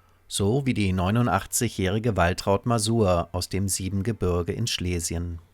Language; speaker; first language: German; native; German